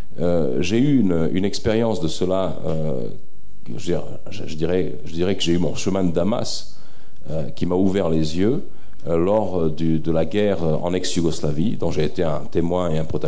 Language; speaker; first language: French; early bilingual, other home language; Serbian